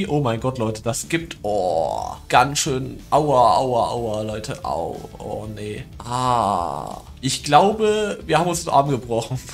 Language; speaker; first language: German; native; German